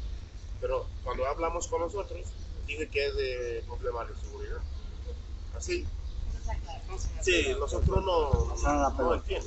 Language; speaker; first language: Spanish; non-native, learner; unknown